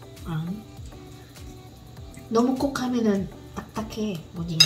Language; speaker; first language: Korean; non-native, local second language; Filipino